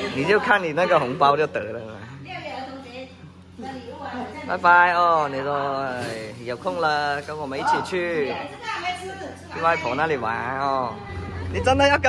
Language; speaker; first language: Chinese; native; Chinese